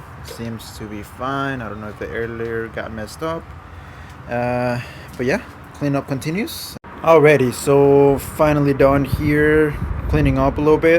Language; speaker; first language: English; non-native, fluent; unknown